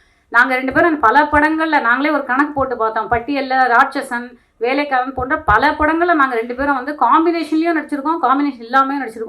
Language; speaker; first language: Tamil; native; Tamil